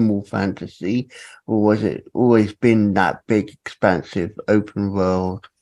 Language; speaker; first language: English; native; English